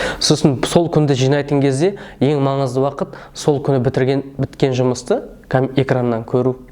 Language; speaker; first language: Kazakh; early bilingual, heritage; Kazakh